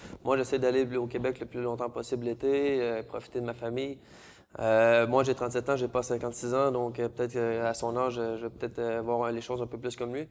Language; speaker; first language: French; native; French